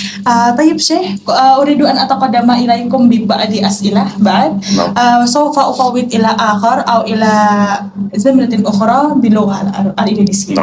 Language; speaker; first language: Arabic; non-native, learner; Indonesian